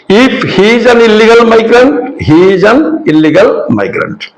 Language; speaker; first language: English; non-native, local second language; Bangla